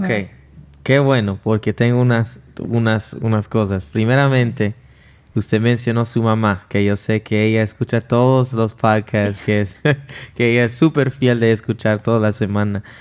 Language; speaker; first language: Spanish; non-native, fluent; English